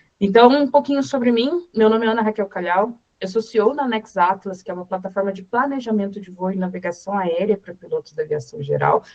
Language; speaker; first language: Portuguese; native; Portuguese